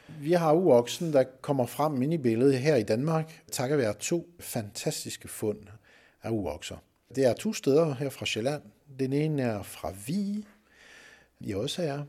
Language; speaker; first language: Danish; non-native, fluent; French